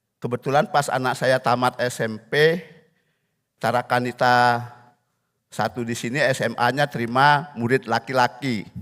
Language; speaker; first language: Indonesian; non-native, local second language; Balinese